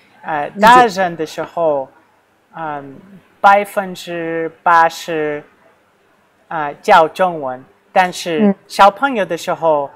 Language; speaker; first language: Chinese; non-native, learner; English